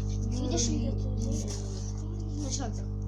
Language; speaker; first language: Russian; non-native, learner; Lithuanian